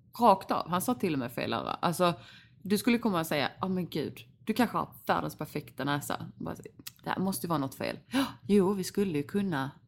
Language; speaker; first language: Swedish; native; Swedish